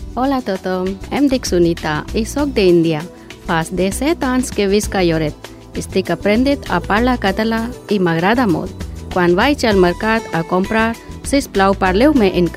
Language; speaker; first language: Catalan; non-native, learner; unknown